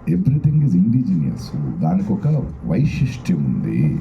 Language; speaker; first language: Telugu; non-native, local second language; Kannada